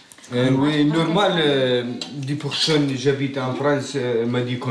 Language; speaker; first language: French; non-native, learner; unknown